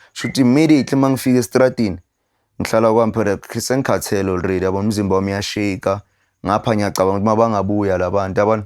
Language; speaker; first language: Zulu; native; Zulu